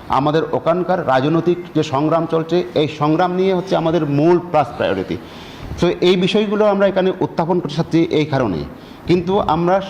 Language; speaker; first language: Bangla; non-native, local second language; Chakma